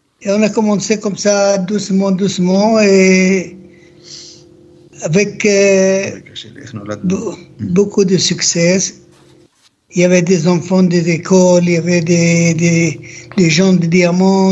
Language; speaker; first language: French; non-native, learner; Hebrew